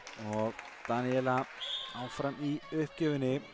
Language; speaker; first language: Icelandic; native; Icelandic